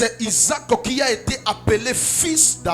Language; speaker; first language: French; non-native, local second language; Lingala